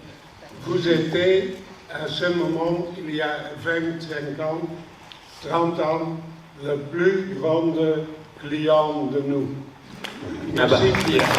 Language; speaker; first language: French; non-native, learner; Dutch